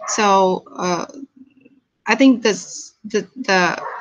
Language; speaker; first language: English; non-native, fluent; Vietnamese